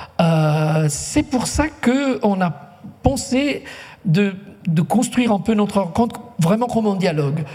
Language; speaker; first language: French; non-native, local second language; Italian